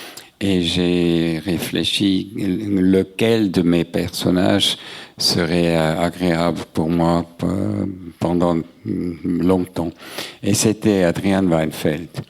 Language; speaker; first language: French; non-native, local second language; German